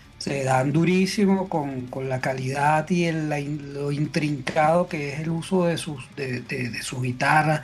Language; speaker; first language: Spanish; native; Spanish